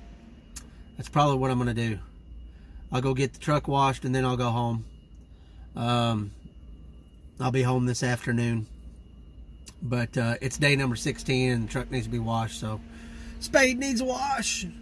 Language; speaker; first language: English; native; English